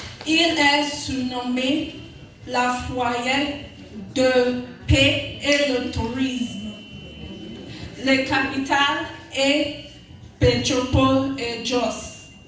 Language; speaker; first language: French; non-native, learner; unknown